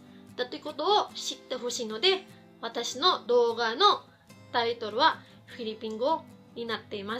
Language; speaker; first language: Japanese; non-native, fluent; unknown